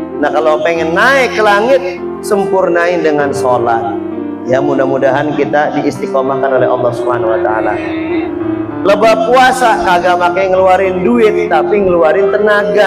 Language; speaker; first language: Indonesian; native; Indonesian